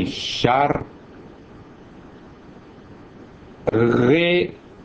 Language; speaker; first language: Portuguese; native; Portuguese